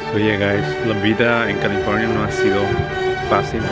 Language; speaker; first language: Spanish; non-native, local second language; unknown